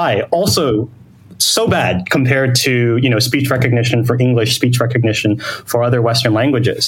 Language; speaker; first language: English; non-native, fluent; Thai